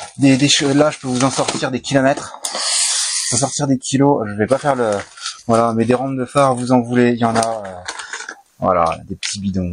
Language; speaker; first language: French; native; French